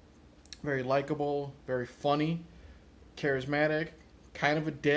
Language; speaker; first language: English; native; English